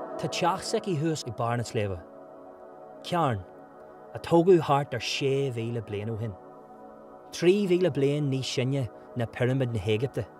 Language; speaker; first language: Irish; non-native, local second language; English